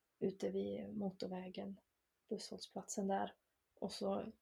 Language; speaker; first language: Swedish; native; Swedish